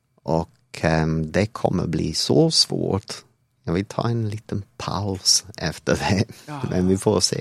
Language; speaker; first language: Swedish; non-native, fluent; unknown